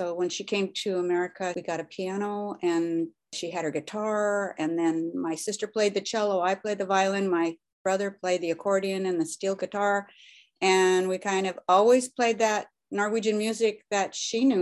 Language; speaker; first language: English; early bilingual, other home language; Norwegian